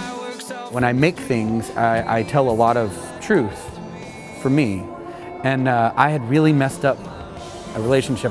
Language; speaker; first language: English; native; English